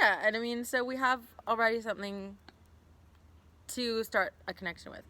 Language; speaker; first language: English; native; English